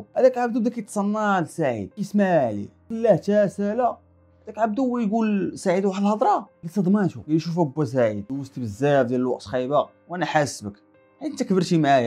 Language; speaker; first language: Arabic; native; Arabic